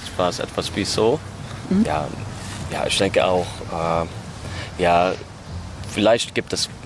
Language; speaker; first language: German; non-native, learner; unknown